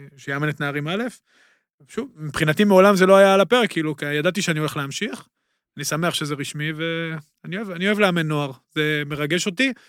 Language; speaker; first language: Hebrew; native; Hebrew